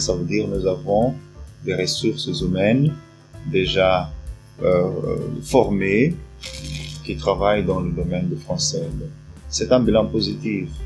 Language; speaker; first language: French; non-native, fluent; Portuguese